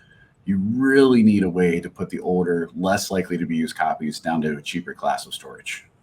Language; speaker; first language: English; native; English